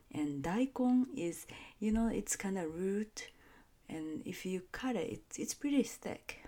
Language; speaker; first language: English; non-native, fluent; Japanese